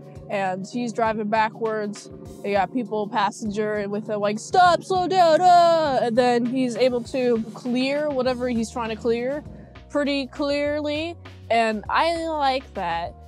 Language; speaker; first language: English; native; English